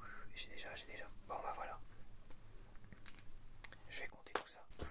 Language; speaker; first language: French; native; French